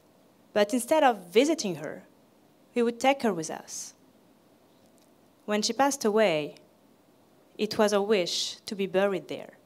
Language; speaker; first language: English; non-native, fluent; French